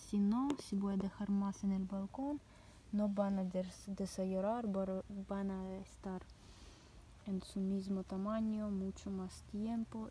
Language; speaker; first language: Spanish; non-native, learner; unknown